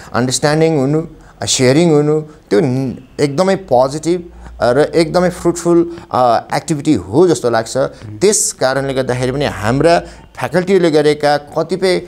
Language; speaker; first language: Nepali; native; Nepali